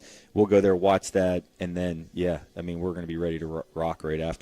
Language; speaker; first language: English; native; English